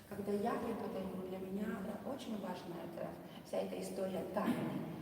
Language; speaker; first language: Russian; non-native, fluent; Italian